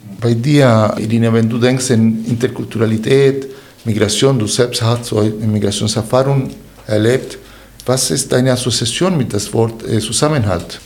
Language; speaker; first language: German; non-native, fluent; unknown